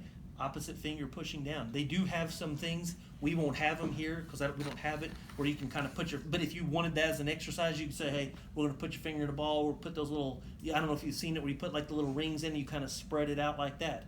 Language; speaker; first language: English; native; English